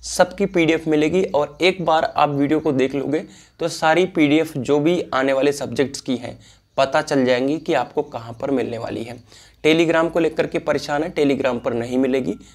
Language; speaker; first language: Hindi; native; Hindi